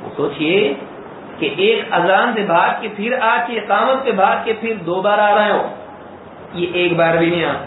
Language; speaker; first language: Urdu; native; Urdu